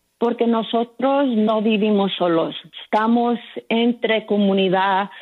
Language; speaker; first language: Spanish; early bilingual, heritage; Spanish